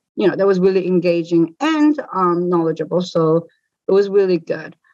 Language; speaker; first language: English; native; English